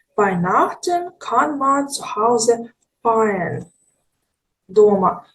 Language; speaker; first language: German; non-native, fluent; Ukrainian